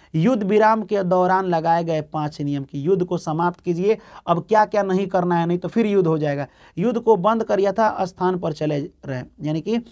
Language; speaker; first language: Hindi; native; Hindi